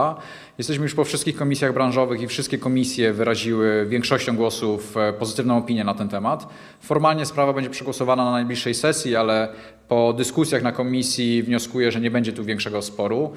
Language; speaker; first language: Polish; native; Polish